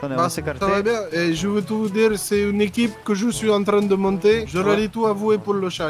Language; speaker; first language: French; native; French